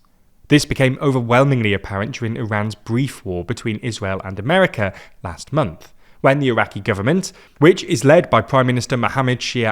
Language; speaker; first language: English; native; English